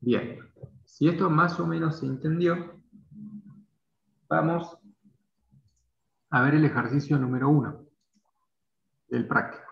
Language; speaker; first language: Spanish; native; Spanish